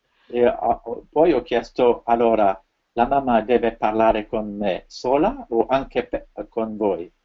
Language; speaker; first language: Italian; non-native, fluent; French